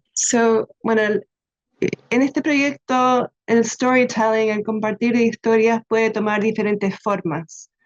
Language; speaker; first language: Spanish; non-native, fluent; English